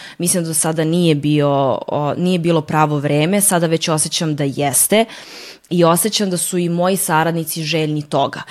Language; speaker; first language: Serbian; early bilingual, heritage; Serbian